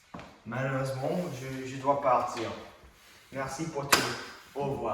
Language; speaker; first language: French; non-native, learner; English